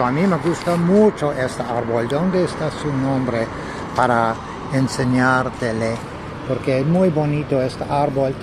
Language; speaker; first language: Spanish; non-native, learner; English